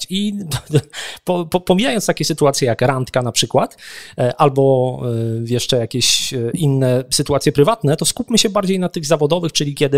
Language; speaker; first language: Polish; native; Polish